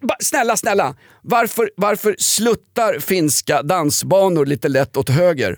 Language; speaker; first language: Swedish; native; Swedish